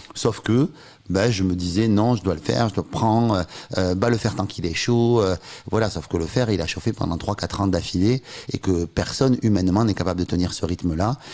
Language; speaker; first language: French; native; French